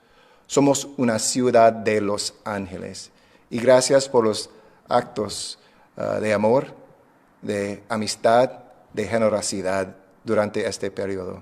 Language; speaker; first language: Spanish; non-native, fluent; English